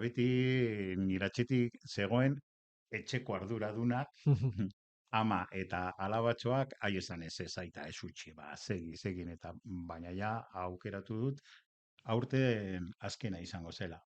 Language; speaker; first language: Basque; non-native, local second language; Spanish